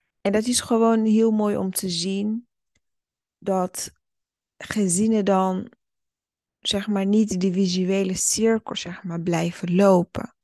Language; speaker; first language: Dutch; early bilingual, other home language; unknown